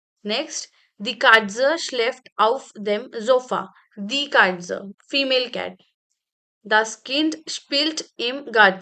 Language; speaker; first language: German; non-native, fluent; Hindi